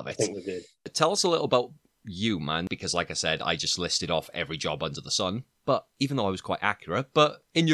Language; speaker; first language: English; native; English